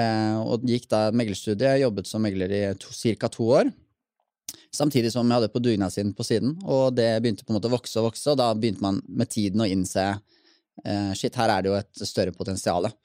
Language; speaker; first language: Norwegian; native; Norwegian